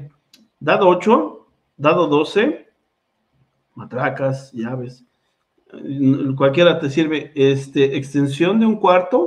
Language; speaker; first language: Spanish; native; Spanish